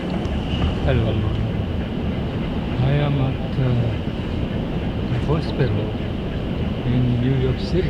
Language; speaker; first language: English; non-native, fluent; Japanese